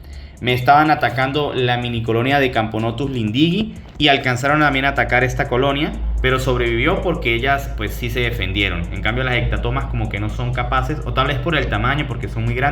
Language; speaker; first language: Spanish; native; Spanish